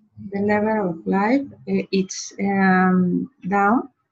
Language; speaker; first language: English; non-native, learner; Spanish